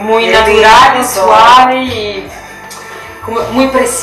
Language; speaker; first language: Spanish; non-native, learner; Italian